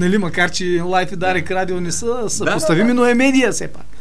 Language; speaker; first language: Bulgarian; native; Bulgarian